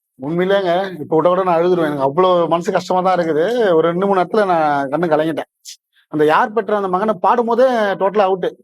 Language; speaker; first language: Tamil; native; Tamil